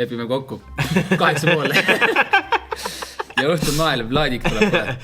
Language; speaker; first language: Estonian; native; Estonian